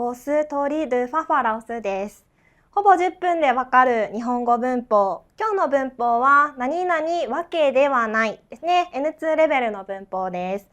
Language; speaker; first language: Japanese; non-native, fluent; Chinese